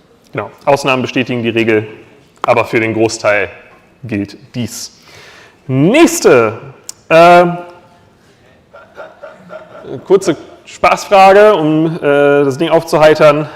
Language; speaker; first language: German; native; German